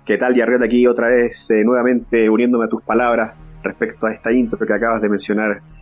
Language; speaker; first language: Spanish; native; Spanish